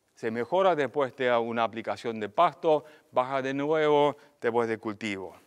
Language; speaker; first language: Spanish; non-native, fluent; German